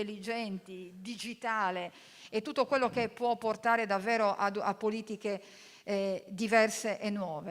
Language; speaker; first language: Italian; native; Italian